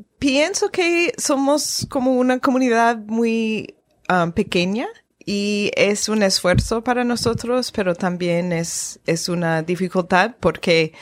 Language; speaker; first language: Spanish; non-native, fluent; English